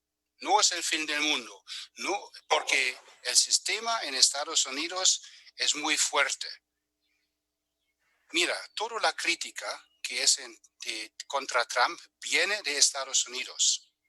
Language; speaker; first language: Spanish; non-native, fluent; German